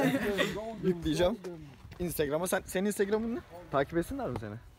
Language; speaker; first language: Turkish; native; Turkish